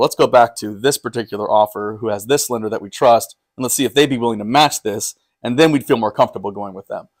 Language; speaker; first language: English; native; English